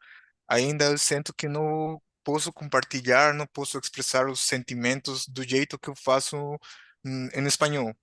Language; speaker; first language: Portuguese; non-native, fluent; Spanish